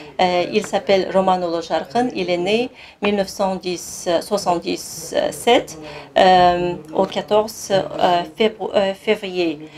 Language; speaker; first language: French; non-native, fluent; Kazakh